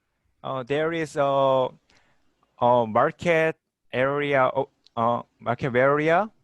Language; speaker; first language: English; non-native, learner; Korean